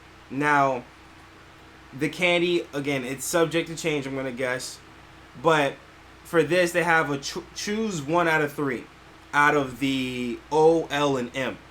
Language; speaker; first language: English; native; English